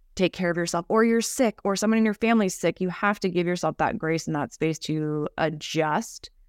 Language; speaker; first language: English; native; English